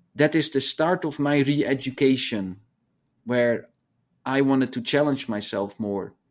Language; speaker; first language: English; non-native, fluent; Dutch